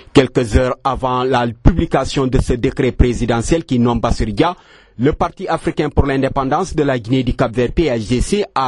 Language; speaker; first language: French; non-native, fluent; Portuguese